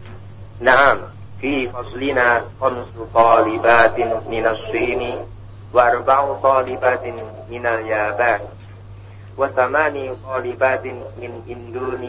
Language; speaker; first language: Arabic; non-native, learner; Indonesian